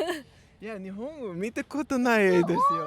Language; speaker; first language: Japanese; non-native, learner; English